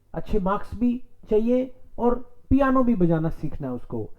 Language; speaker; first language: Hindi; native; Hindi